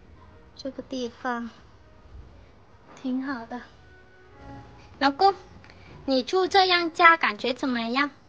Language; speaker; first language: Chinese; non-native, fluent; Vietnamese